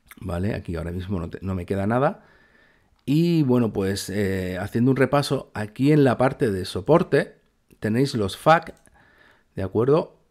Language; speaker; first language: Spanish; native; Spanish